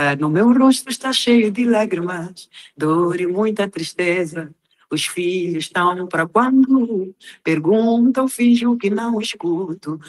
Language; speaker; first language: Portuguese; non-native, local second language; Tsonga